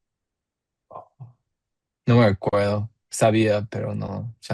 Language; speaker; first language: Spanish; non-native, learner; English